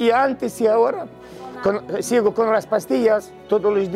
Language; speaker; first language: Spanish; non-native, learner; Ukrainian